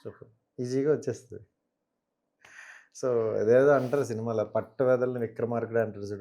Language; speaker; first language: Telugu; native; Telugu